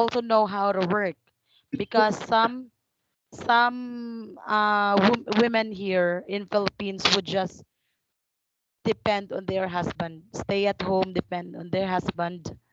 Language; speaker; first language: English; non-native, fluent; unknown